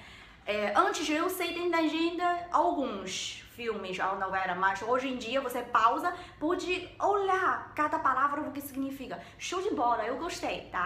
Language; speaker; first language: Portuguese; non-native, learner; Chinese